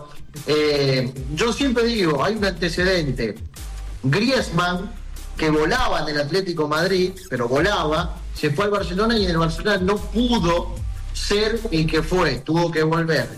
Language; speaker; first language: Spanish; native; Spanish